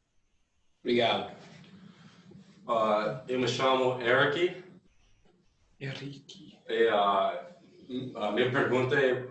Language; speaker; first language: Portuguese; non-native, learner; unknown